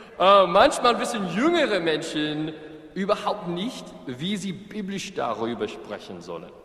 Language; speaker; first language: German; non-native, fluent; English